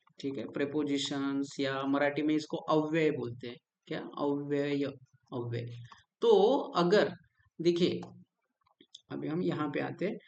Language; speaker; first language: Hindi; non-native, local second language; Marathi